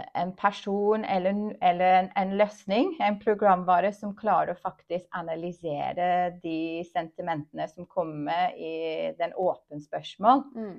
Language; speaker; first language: Norwegian; non-native, fluent; English